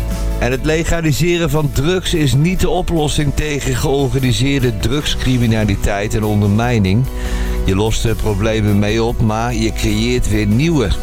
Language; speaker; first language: Dutch; native; Dutch